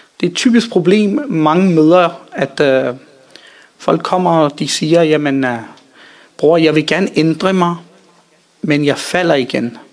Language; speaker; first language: Danish; early bilingual, other home language; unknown